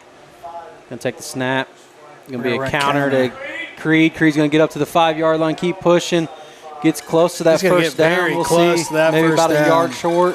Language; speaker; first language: English; native; English